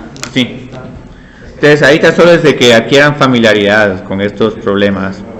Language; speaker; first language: Spanish; native; Spanish